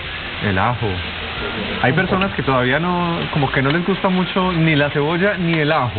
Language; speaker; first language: Spanish; native; Spanish